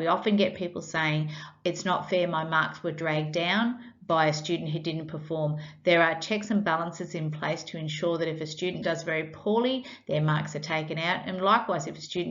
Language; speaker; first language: English; native; English